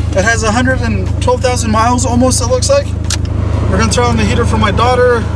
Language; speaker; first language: English; native; English